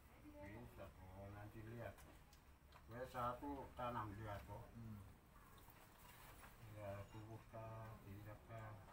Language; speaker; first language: Indonesian; non-native, local second language; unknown